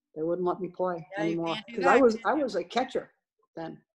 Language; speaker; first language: English; native; English